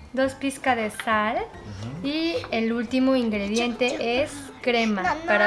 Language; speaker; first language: Spanish; non-native, fluent; Korean